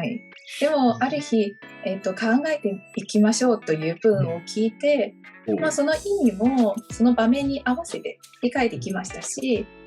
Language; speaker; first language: Japanese; non-native, fluent; Chinese